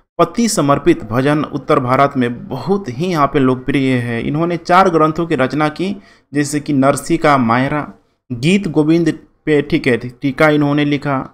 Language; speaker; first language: Hindi; native; Hindi